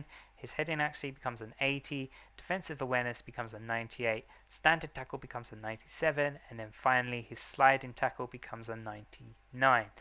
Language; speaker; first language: English; native; English